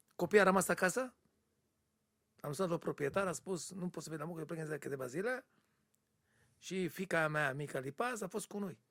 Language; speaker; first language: Romanian; non-native, learner; Hebrew